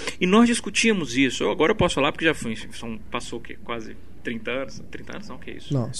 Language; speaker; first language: Portuguese; native; Portuguese